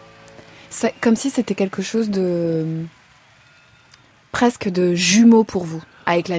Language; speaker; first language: French; native; French